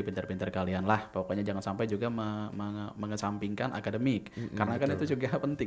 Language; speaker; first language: Indonesian; native; Indonesian